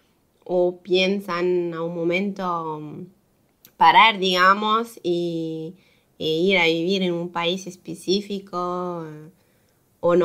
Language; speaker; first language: Spanish; non-native, fluent; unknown